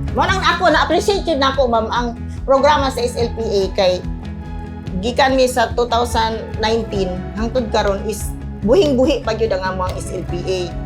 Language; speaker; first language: Cebuano; native; Cebuano